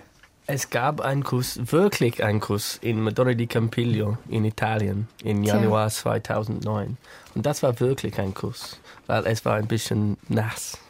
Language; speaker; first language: German; non-native, learner; English